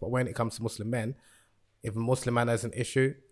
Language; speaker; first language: English; native; English